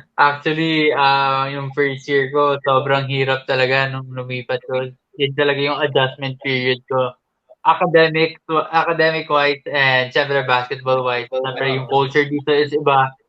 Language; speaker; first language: Filipino; non-native, local second language; Hiligaynon